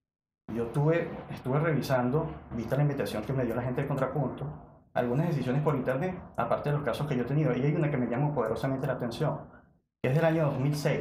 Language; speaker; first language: Spanish; native; Spanish